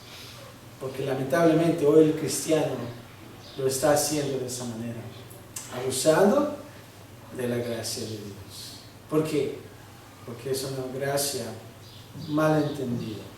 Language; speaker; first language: Spanish; early bilingual, heritage; Spanish